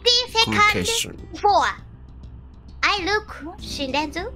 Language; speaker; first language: English; non-native, learner; Japanese